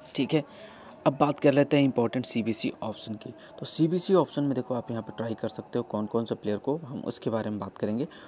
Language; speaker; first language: Hindi; native; Hindi